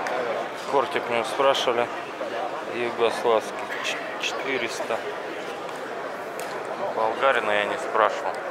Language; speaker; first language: Russian; native; Russian